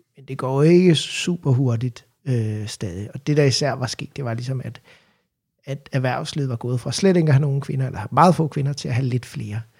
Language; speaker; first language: Danish; native; Danish